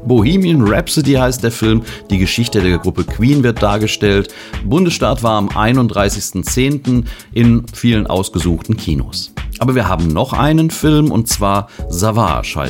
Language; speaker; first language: German; native; German